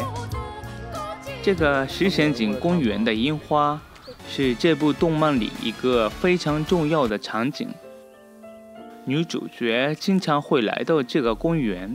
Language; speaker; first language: Chinese; native; Chinese